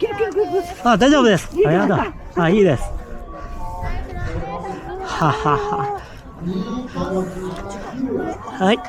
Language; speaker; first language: Japanese; non-native, learner; Chinese